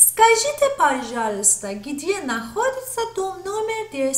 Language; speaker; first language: Russian; non-native, fluent; Persian